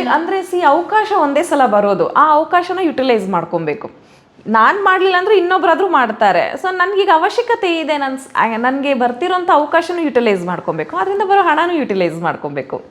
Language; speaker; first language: Kannada; native; Kannada